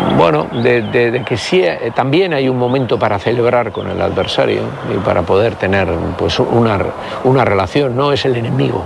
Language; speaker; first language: Spanish; native; Spanish